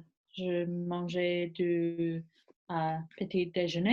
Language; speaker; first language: French; non-native, learner; English